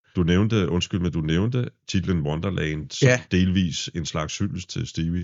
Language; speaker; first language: Danish; native; Danish